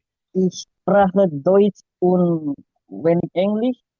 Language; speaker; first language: German; non-native, learner; Indonesian